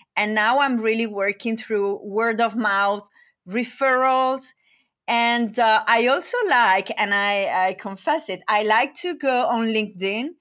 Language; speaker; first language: English; non-native, fluent; Italian